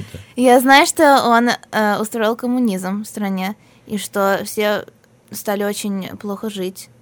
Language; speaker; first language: Russian; early bilingual, heritage; Russian